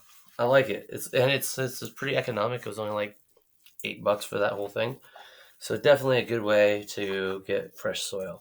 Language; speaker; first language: English; native; English